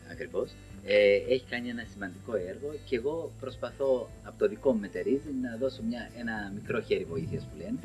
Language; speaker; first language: Greek; native; Greek